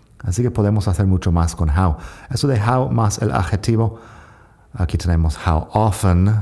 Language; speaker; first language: Spanish; non-native, fluent; English